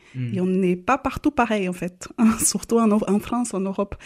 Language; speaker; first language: French; non-native, fluent; Portuguese